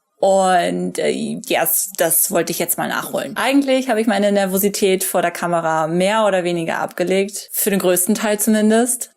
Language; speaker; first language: German; native; German